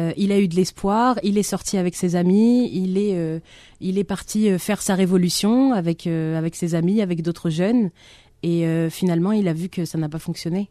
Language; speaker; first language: French; non-native, local second language; Arabic